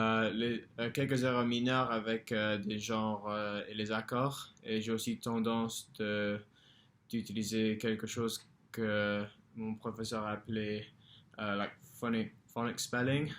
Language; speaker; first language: French; non-native, fluent; English